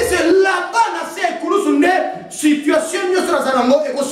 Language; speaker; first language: French; non-native, local second language; Lingala